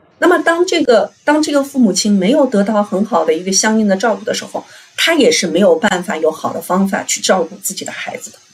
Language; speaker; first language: Chinese; native; Chinese